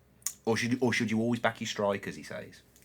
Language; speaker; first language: English; native; English